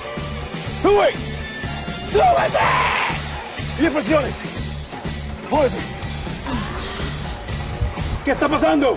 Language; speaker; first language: Spanish; native; Spanish